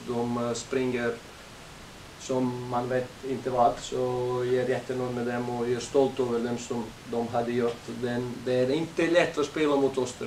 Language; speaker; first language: Swedish; non-native, learner; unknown